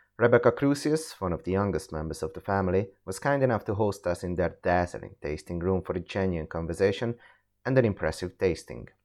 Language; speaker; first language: English; non-native, fluent; Hungarian